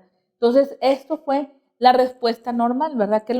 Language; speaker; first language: Spanish; native; Spanish